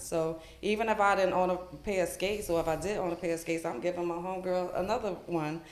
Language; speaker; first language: English; native; English